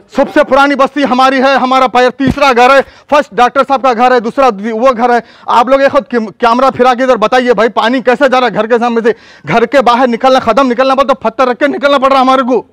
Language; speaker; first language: Hindi; native; Hindi